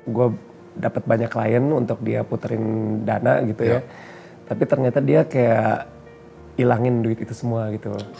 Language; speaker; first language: Indonesian; native; Indonesian